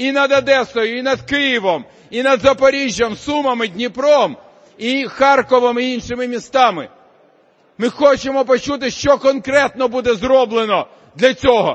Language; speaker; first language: Ukrainian; native; Ukrainian